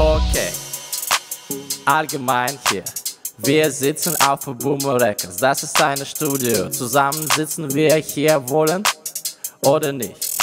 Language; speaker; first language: German; non-native, learner; Russian